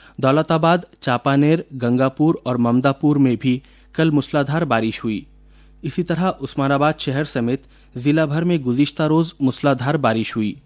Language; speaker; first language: Urdu; native; Urdu